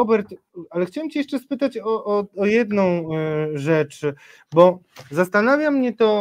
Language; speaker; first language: Polish; native; Polish